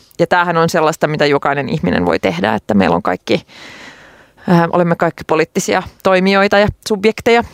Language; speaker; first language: Finnish; non-native, local second language; Swedish